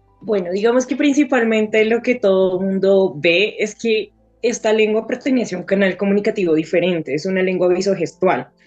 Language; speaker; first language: Spanish; native; Spanish